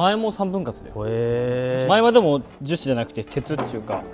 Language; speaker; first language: Japanese; native; Japanese